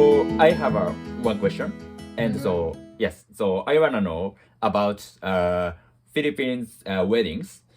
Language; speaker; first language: English; non-native, learner; Japanese